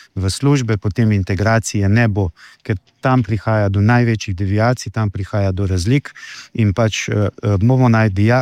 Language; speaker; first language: Slovenian; native; Slovenian